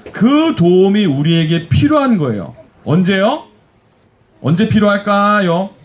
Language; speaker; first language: Korean; native; Korean